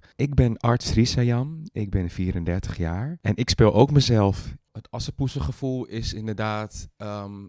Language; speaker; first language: Dutch; early bilingual, other home language; Thai